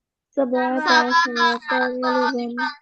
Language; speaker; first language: Arabic; non-native, learner; Bangla